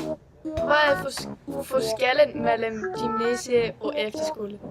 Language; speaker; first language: Danish; non-native, learner; Icelandic